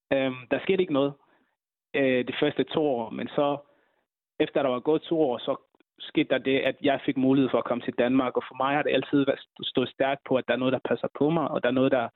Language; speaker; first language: Danish; early bilingual, other home language; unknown